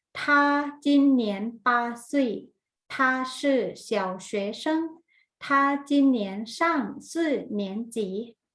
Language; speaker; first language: Chinese; non-native, fluent; Thai